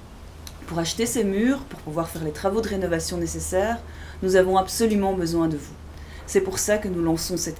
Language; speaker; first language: French; native; French